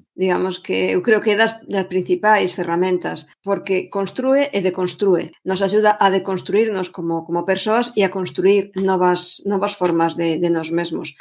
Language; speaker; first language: Galician; non-native, local second language; Spanish